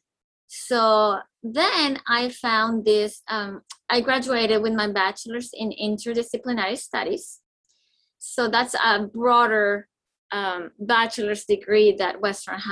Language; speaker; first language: English; non-native, fluent; Spanish